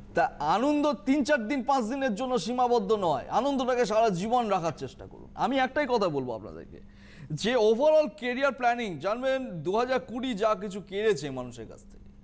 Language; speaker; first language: Bangla; native; Bangla